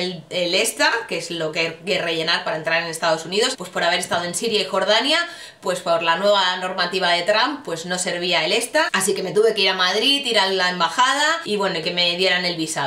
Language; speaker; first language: Spanish; native; Spanish